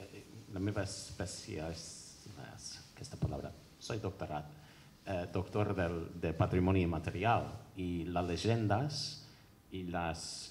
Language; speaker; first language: Catalan; non-native, fluent; English